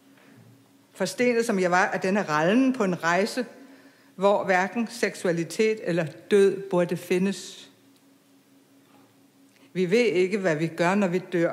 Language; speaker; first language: Danish; native; Danish